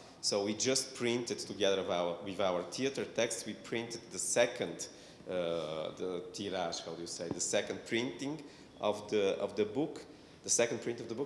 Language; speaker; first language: English; non-native, fluent; Bulgarian